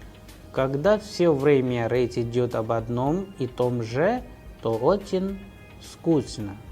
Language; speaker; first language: Russian; non-native, fluent; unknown